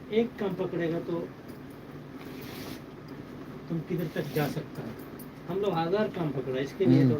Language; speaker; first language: Hindi; non-native, learner; Bangla